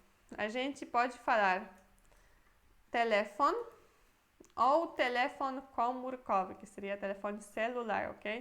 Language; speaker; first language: Portuguese; non-native, fluent; Polish